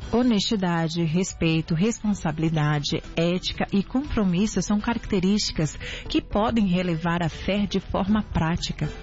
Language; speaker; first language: Portuguese; native; Portuguese